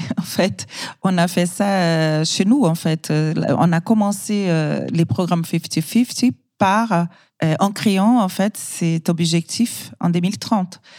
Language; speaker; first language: French; non-native, fluent; Portuguese